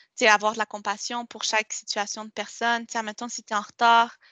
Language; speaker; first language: French; non-native, local second language; Spanish